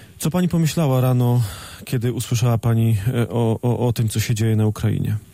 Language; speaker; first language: Polish; native; Polish